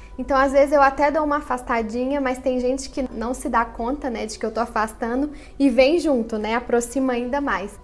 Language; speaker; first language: Portuguese; native; Portuguese